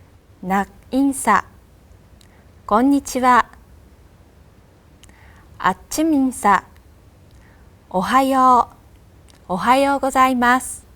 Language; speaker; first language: Korean; non-native, fluent; Japanese